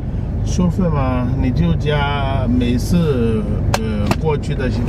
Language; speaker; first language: Chinese; non-native, fluent; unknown